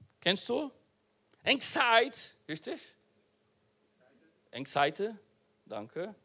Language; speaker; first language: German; non-native, learner; Portuguese